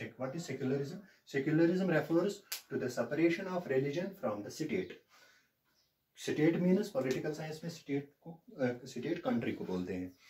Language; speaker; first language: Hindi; non-native, local second language; Kashmiri